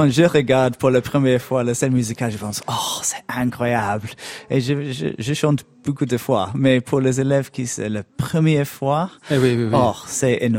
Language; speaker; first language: French; non-native, learner; English